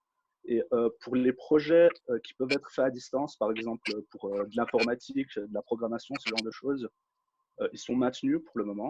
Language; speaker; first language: French; early bilingual, other home language; Turkish